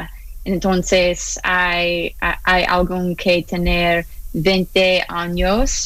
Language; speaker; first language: Spanish; non-native, learner; English